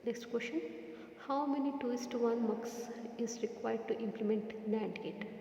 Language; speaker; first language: English; non-native, local second language; Kannada